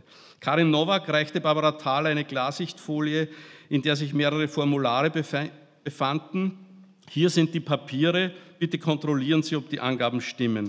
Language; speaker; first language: German; native; German